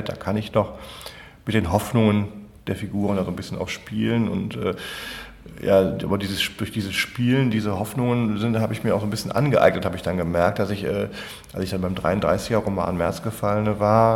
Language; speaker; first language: German; native; German